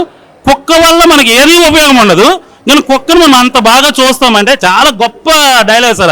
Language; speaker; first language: Telugu; native; Telugu